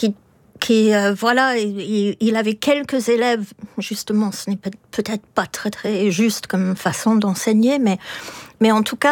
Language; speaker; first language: French; non-native, fluent; English